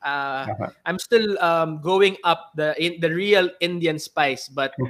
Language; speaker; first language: English; non-native, local second language; Filipino